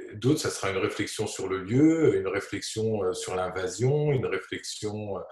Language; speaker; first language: French; native; French